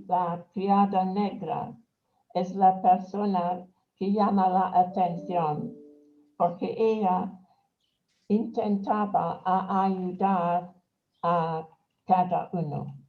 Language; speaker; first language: Spanish; non-native, fluent; English